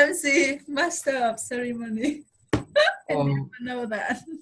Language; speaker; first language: English; non-native, fluent; Vietnamese